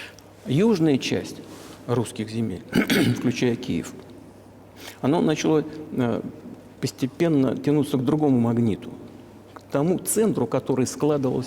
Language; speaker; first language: Russian; native; Russian